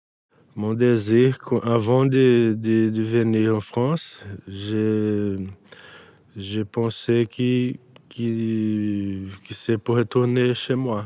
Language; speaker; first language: French; non-native, learner; Portuguese